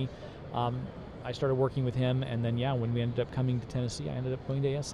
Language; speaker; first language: English; native; English